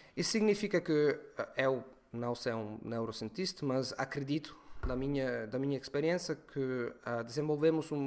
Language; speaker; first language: Portuguese; non-native, fluent; Italian